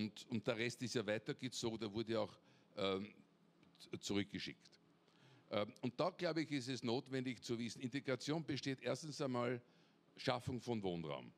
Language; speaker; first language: German; native; German